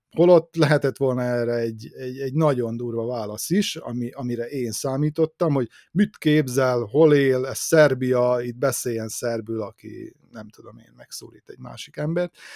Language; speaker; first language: Hungarian; native; Hungarian